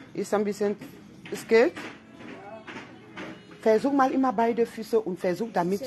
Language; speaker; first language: German; non-native, fluent; French